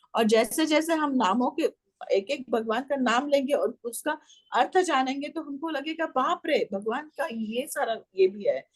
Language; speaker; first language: Hindi; non-native, local second language; Marathi